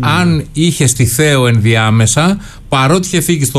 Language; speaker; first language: Greek; native; Greek